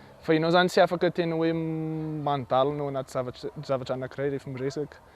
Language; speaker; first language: Malagasy; non-native, fluent; English